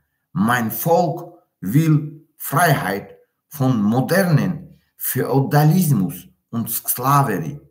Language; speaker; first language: German; non-native, learner; Tajik